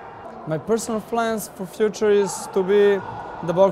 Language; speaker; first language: English; non-native, learner; Serbian